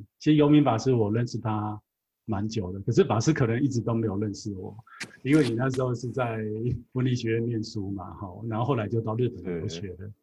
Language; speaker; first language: Chinese; native; Chinese